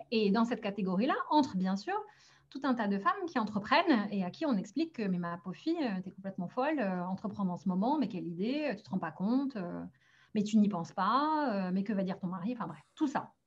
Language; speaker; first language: French; early bilingual, other home language; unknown